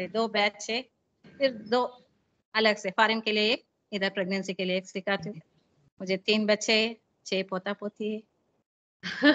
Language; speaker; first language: Hindi; non-native, local second language; Telugu